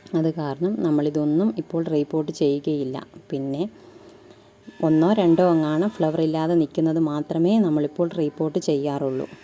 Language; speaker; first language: Malayalam; native; Malayalam